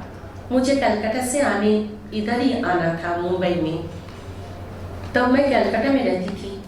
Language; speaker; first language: Hindi; non-native, local second language; Bangla